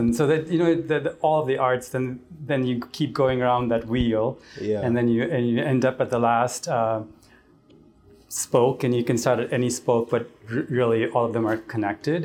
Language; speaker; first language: English; non-native, local second language; Tamil